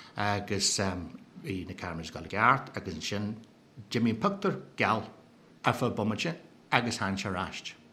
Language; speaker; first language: Irish; native; Irish